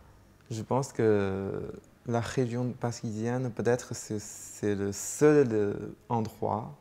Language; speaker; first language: French; non-native, fluent; Chinese